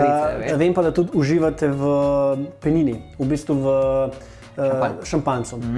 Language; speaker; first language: Slovenian; native; Slovenian